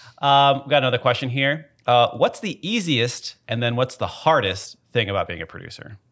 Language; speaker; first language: English; native; English